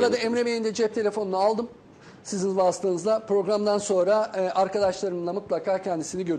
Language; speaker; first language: Turkish; native; Turkish